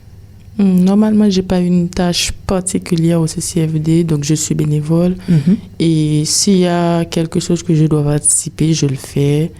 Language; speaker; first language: French; non-native, local second language; Haitian Creole